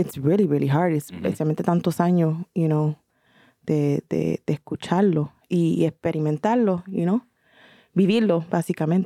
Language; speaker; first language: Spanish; early bilingual, heritage; Spanish